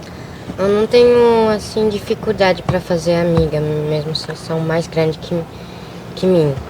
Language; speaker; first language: Portuguese; early bilingual, other home language; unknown